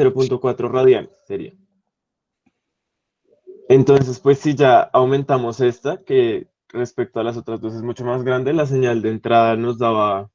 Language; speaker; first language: Spanish; native; Spanish